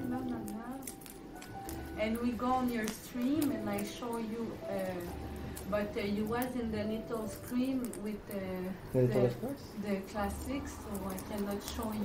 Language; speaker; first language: English; non-native, learner; French